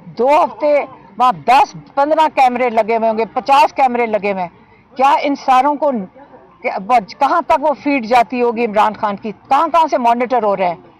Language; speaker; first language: Urdu; native; Urdu